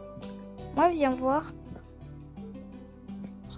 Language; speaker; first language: French; native; French